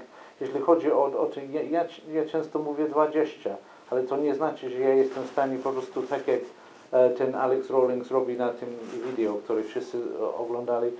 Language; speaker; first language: Polish; non-native, fluent; English